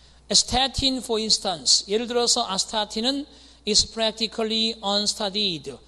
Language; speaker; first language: English; non-native, fluent; Korean